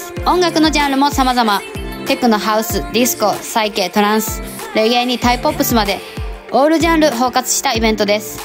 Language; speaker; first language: Japanese; native; Japanese